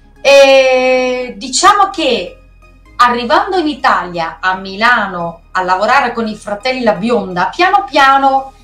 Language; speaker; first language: Italian; non-native, fluent; Dutch